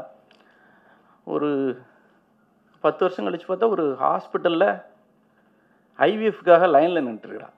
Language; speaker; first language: Tamil; native; Tamil